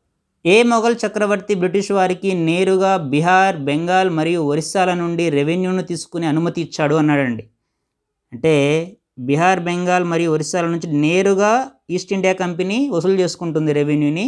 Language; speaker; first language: Telugu; native; Telugu